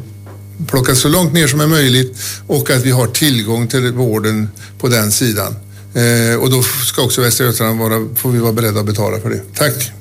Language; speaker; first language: Swedish; native; Swedish